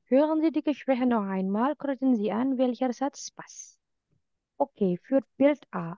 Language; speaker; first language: German; non-native, fluent; Indonesian